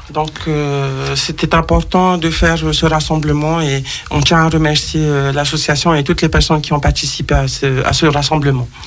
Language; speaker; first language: French; native; French